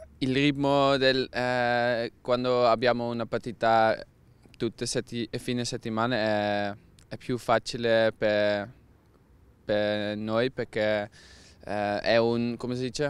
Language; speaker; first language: Italian; non-native, learner; Dutch